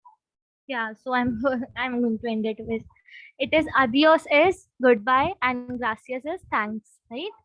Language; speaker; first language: English; non-native, local second language; Hindi